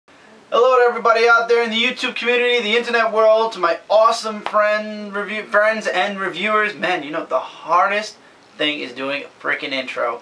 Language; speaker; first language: English; native; English